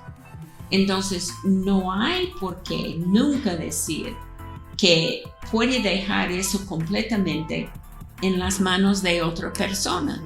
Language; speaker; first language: Spanish; non-native, fluent; English